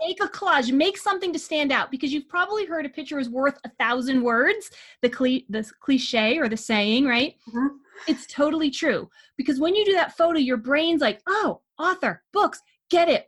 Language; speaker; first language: English; native; English